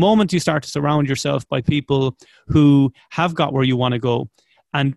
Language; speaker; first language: English; native; English